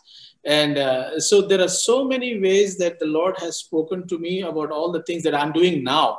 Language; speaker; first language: English; non-native, local second language; Telugu